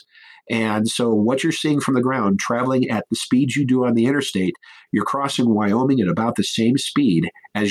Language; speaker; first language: English; native; English